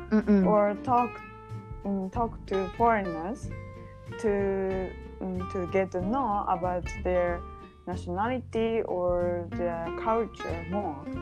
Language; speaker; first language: English; non-native, learner; Japanese